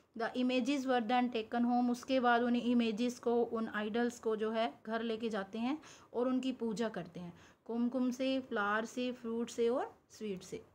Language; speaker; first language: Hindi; non-native, local second language; Punjabi